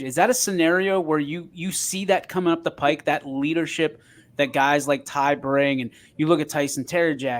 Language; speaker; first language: English; native; English